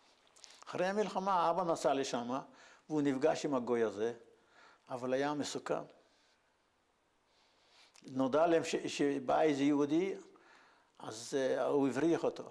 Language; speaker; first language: Hebrew; non-native, fluent; Yiddish